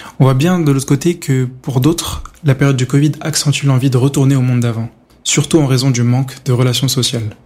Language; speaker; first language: French; native; French